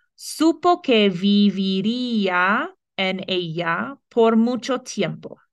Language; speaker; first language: Spanish; non-native, fluent; English